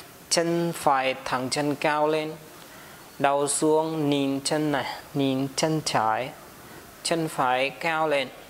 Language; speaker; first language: Vietnamese; non-native, learner; Hindi